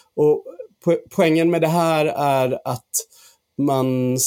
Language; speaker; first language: Swedish; non-native, fluent; English